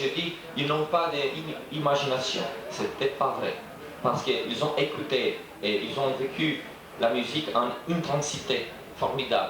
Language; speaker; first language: French; non-native, fluent; Romanian